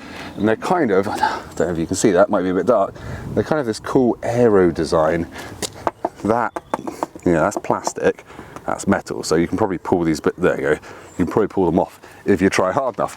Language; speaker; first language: English; native; English